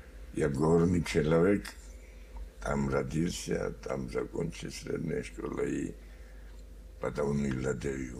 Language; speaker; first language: Russian; non-native, learner; Georgian